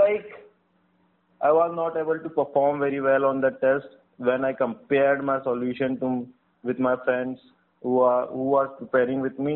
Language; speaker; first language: English; non-native, local second language; Hindi